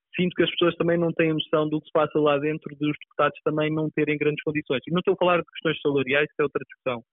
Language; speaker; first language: Portuguese; native; Portuguese